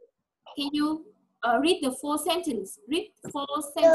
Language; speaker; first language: English; non-native, fluent; Vietnamese